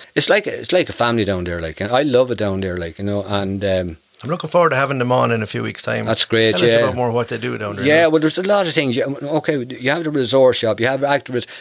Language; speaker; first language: English; native; English